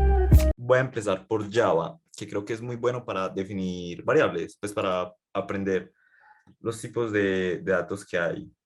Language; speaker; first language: Spanish; native; Spanish